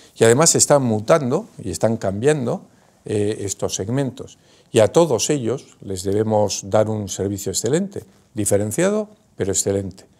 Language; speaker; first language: Spanish; native; Spanish